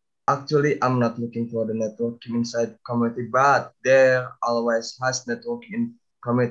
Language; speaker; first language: English; non-native, learner; Indonesian